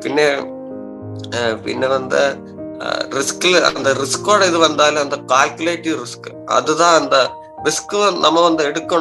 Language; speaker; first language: Tamil; non-native, learner; Malayalam